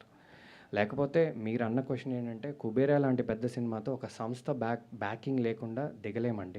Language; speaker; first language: Telugu; native; Telugu